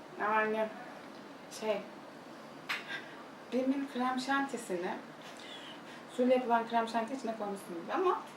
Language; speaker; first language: Turkish; native; Turkish